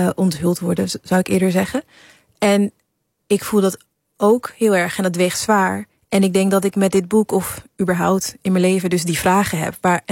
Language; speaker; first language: Dutch; early bilingual, other home language; English